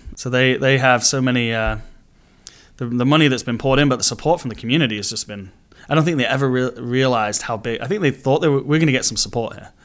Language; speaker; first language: English; native; English